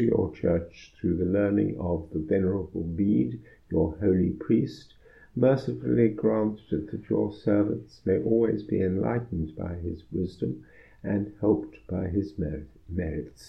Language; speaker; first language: English; native; English